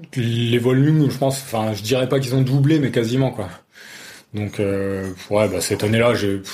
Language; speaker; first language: French; native; French